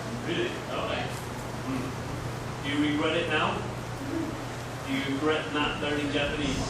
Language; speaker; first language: English; non-native, fluent; Chinese